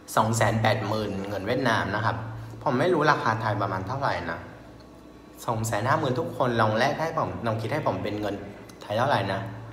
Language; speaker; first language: Thai; non-native, fluent; Vietnamese